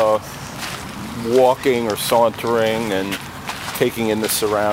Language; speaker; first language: English; native; English